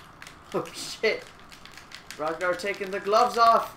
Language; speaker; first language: English; native; English